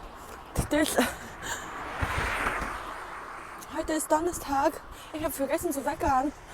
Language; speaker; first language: German; non-native, learner; Mongolian